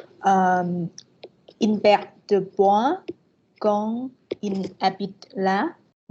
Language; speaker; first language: French; non-native, fluent; Vietnamese